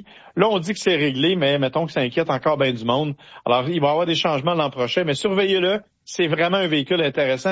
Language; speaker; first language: French; native; French